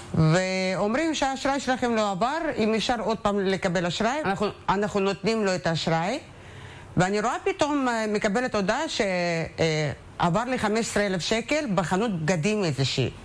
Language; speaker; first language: Hebrew; native; Hebrew